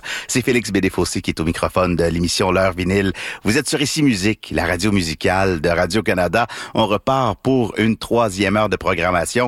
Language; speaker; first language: French; native; French